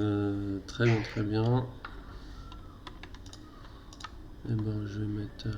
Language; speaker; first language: French; native; French